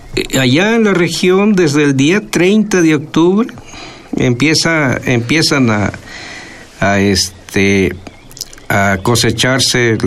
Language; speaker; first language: Spanish; non-native, local second language; Nahuatl languages